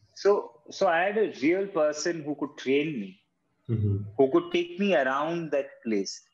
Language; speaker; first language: English; non-native, local second language; Hindi